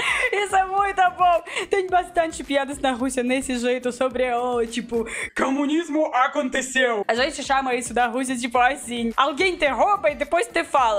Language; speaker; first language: Portuguese; non-native, learner; Russian